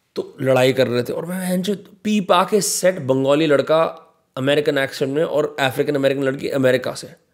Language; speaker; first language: Hindi; native; Hindi